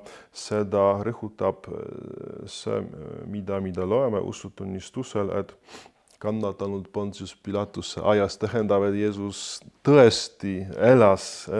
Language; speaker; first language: Estonian; non-native, fluent; Polish